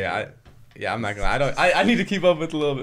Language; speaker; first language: English; native; English